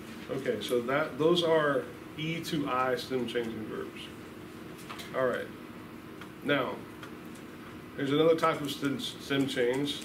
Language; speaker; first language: English; native; English